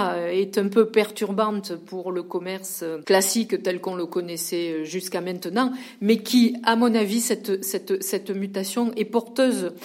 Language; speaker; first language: French; native; French